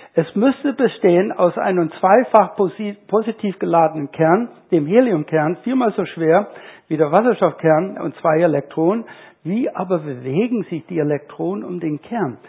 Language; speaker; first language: German; non-native, fluent; English